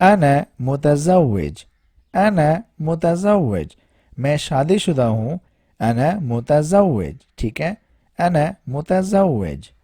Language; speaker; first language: Arabic; non-native, fluent; Urdu